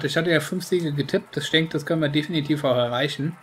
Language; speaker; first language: German; native; German